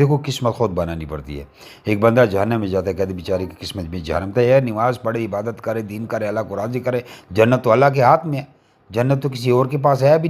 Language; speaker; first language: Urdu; non-native, local second language; Pashto